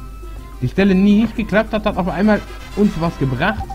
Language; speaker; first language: German; native; German